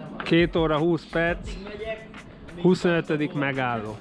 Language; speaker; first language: Hungarian; native; Hungarian